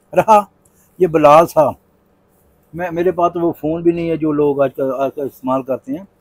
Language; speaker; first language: Urdu; native; Urdu